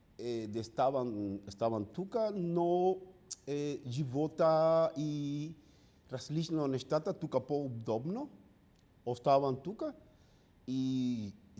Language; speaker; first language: Bulgarian; non-native, learner; Spanish